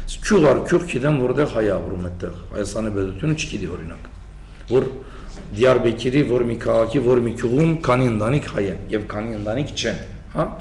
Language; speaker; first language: Armenian; early bilingual, heritage; Armenian